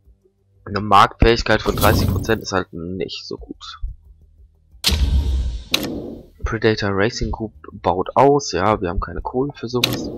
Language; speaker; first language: German; native; German